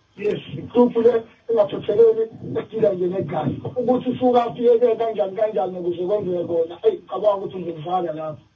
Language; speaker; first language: Zulu; native; Zulu